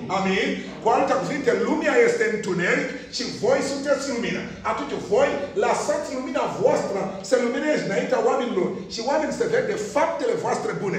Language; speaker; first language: Romanian; non-native, fluent; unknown